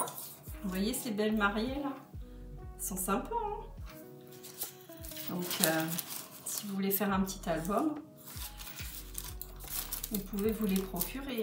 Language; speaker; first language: French; native; French